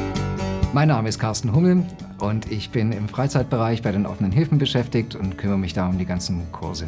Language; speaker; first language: German; native; German